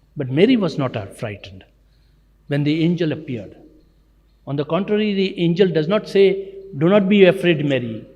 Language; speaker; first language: English; non-native, local second language; Gujarati